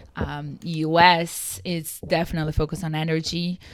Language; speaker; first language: English; non-native, fluent; Portuguese